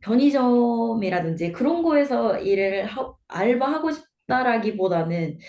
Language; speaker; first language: Korean; non-native, fluent; Japanese